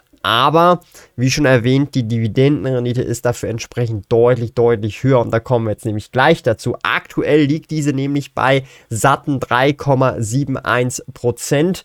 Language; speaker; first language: German; native; German